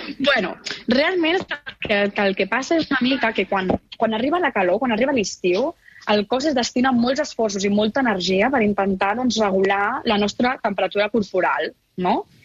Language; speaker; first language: Catalan; native; Catalan